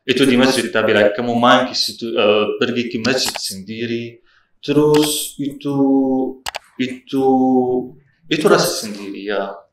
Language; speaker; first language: Indonesian; non-native, learner; Arabic